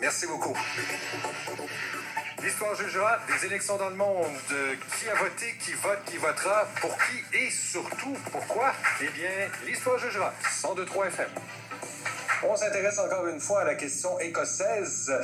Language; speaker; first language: French; native; French